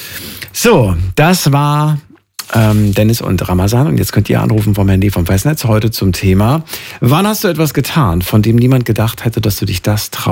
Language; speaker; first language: German; native; German